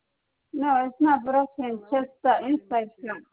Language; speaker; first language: English; non-native, learner; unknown